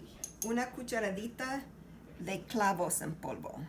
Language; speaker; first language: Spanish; non-native, learner; English